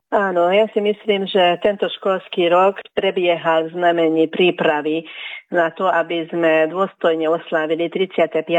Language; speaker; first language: Slovak; non-native, local second language; Hungarian